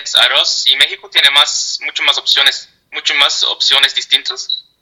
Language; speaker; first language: Spanish; non-native, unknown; Dutch